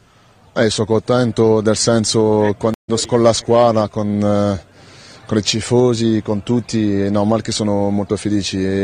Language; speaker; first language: Italian; non-native, learner; French